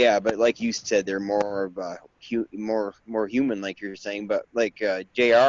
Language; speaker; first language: English; native; English